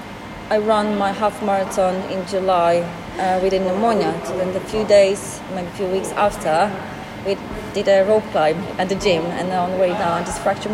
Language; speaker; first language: English; non-native, fluent; Polish